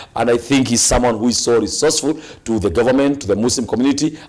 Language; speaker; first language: English; non-native, local second language; Swahili